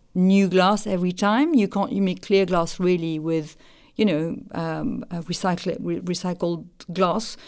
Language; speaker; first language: English; non-native, fluent; French